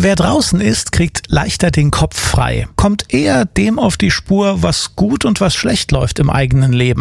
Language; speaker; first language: German; native; German